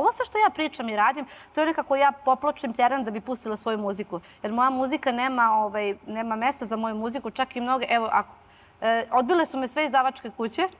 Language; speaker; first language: Serbian; early bilingual, heritage; Serbian